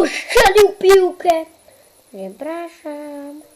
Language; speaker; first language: Polish; early bilingual, heritage; Polish